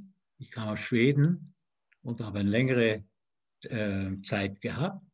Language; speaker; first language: German; native; German